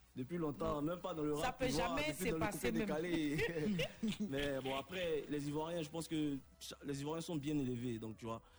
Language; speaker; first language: French; native; French